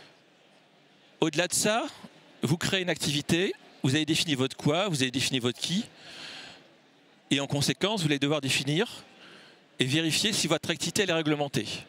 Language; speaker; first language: French; native; French